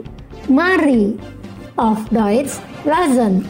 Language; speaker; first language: German; non-native, learner; Indonesian